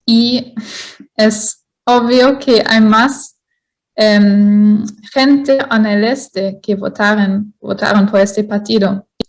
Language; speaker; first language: Spanish; non-native, fluent; German